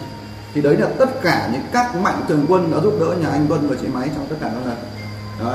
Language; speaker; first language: Vietnamese; native; Vietnamese